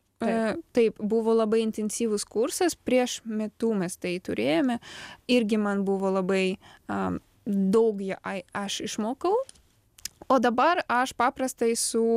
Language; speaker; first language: Lithuanian; non-native, learner; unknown